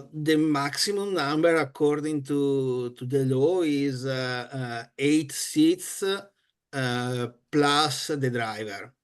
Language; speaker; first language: English; non-native, fluent; Italian